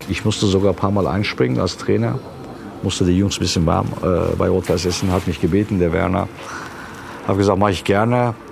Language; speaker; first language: German; early bilingual, other home language; Turkish